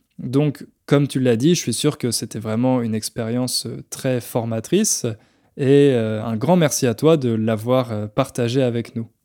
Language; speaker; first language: French; native; French